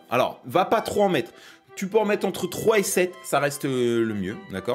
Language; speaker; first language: French; native; French